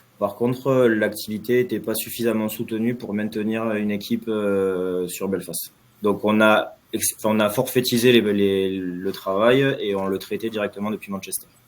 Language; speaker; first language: French; native; French